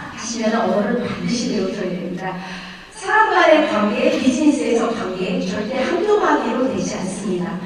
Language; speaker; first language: Korean; native; Korean